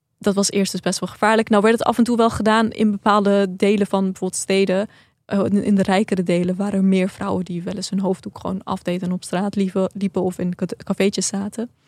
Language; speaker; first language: Dutch; early bilingual, other home language; Persian